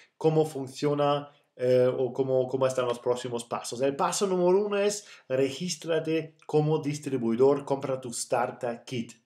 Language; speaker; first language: Spanish; non-native, fluent; German